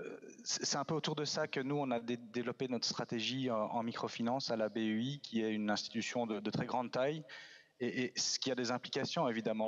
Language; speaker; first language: French; native; French